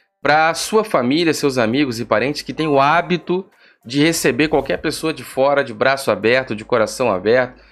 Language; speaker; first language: Portuguese; native; Portuguese